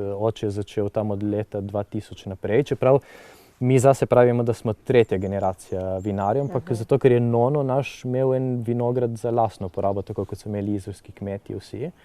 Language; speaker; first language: Slovenian; non-native, local second language; Italian